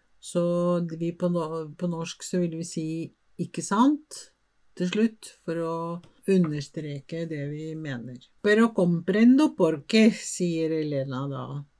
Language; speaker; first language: Norwegian; non-native, fluent; Spanish